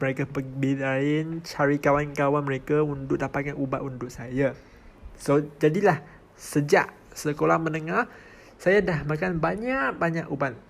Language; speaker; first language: Malay; non-native, local second language; Chinese